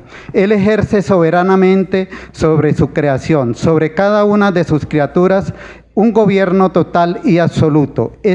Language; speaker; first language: Spanish; native; Spanish